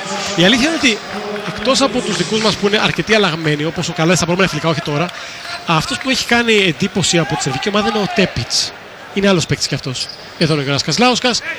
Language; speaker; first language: Greek; native; Greek